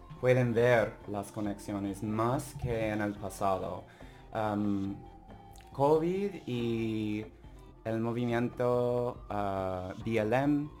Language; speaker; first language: Spanish; non-native, learner; English